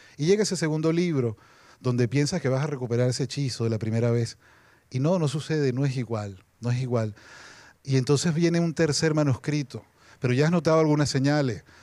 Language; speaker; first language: Spanish; native; Spanish